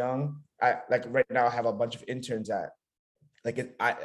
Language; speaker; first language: English; native; English